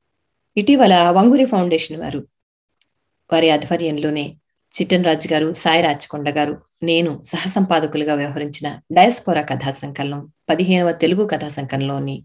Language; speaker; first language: Telugu; native; Telugu